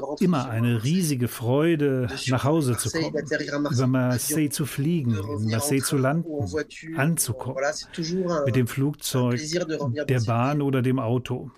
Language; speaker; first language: German; non-native, fluent; French